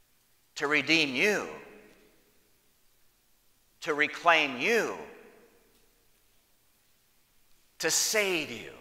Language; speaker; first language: English; native; English